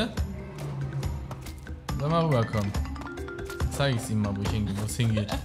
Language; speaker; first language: German; native; German